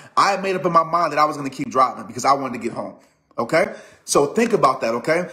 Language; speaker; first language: English; native; English